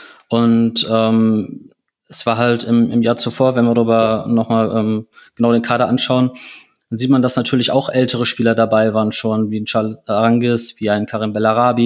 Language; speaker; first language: German; native; German